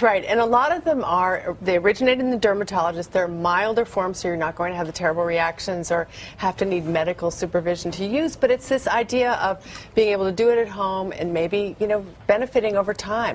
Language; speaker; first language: English; native; English